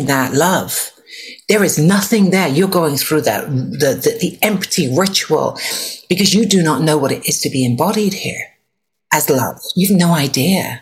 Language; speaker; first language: English; native; English